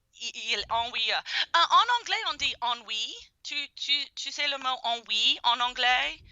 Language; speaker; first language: French; non-native, fluent; English